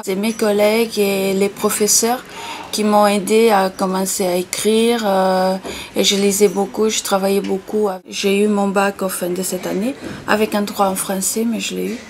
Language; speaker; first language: French; non-native, fluent; Portuguese